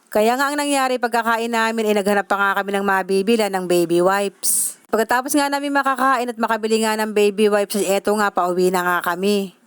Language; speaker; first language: Filipino; native; Filipino